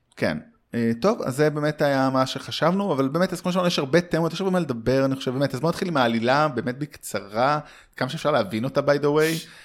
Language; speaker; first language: Hebrew; early bilingual, heritage; Hebrew